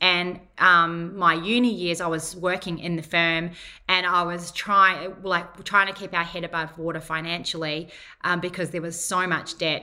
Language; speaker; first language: English; native; English